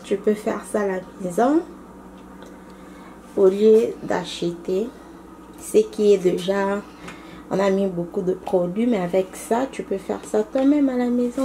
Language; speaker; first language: French; non-native, local second language; Lingala